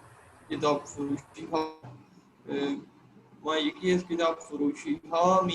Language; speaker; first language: Persian; non-native, learner; Urdu